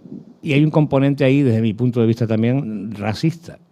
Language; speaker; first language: Spanish; native; Spanish